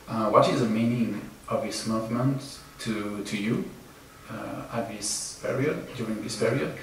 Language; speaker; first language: English; non-native, fluent; French